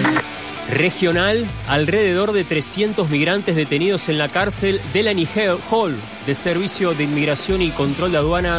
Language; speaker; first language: Spanish; native; Spanish